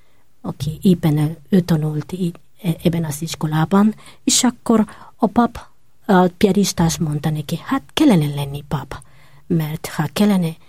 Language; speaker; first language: Hungarian; non-native, learner; Spanish